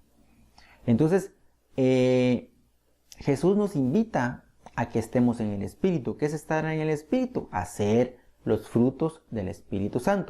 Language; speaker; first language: Spanish; native; Spanish